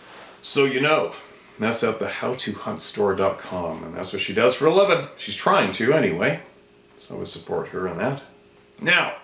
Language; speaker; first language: English; native; English